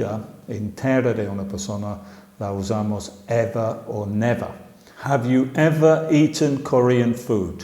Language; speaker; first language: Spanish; non-native, fluent; English